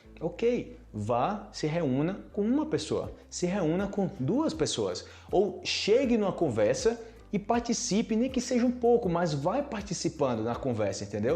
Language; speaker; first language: Portuguese; native; Portuguese